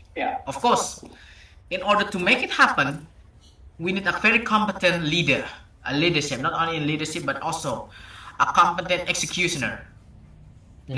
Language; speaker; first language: English; non-native, fluent; Indonesian